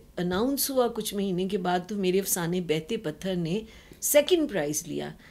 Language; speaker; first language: Urdu; non-native, local second language; Punjabi